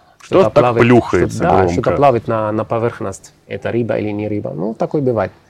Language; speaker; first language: Russian; non-native, learner; Arabic